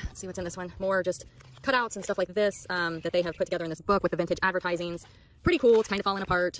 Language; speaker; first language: English; native; English